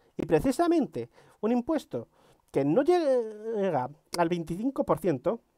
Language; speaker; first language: Spanish; native; Spanish